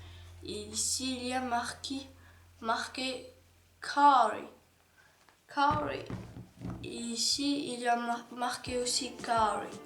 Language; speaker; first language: French; non-native, learner; Ukrainian